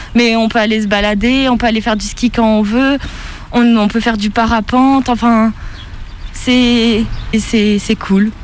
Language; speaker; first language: French; native; French